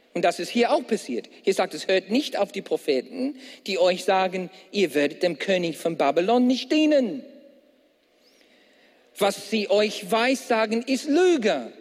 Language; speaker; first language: German; non-native, fluent; English